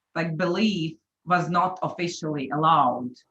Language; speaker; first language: English; non-native, fluent; Latvian